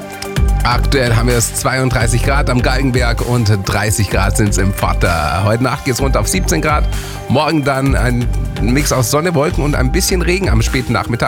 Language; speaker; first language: German; native; German